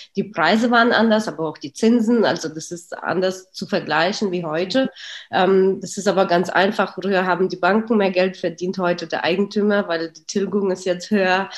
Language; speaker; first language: German; early bilingual, other home language; Russian